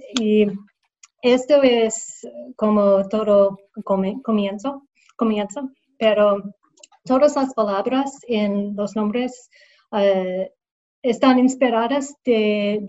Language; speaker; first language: Spanish; non-native, learner; English